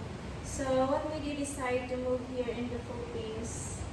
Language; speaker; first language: English; non-native, local second language; Filipino